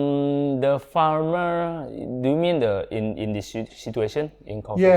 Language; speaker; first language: English; non-native, learner; Indonesian